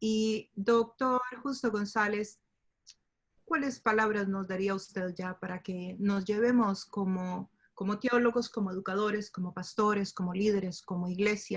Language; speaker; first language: Spanish; native; Spanish